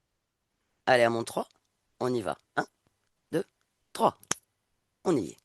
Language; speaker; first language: French; native; French